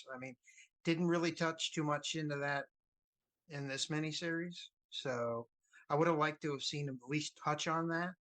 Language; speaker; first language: English; native; English